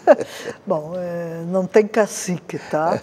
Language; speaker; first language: Portuguese; non-native, fluent; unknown